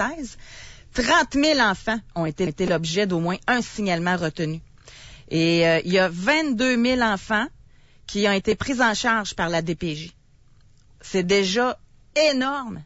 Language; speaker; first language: French; native; French